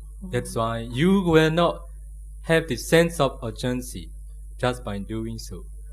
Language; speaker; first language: English; non-native, fluent; Burmese